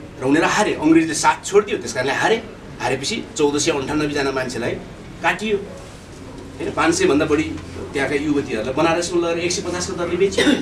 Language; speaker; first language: Nepali; non-native, local second language; Eastern Tamang